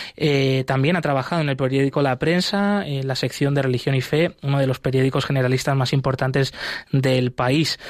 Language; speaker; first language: Spanish; native; Spanish